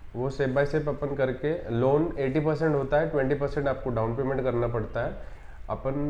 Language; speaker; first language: Hindi; non-native, local second language; Marathi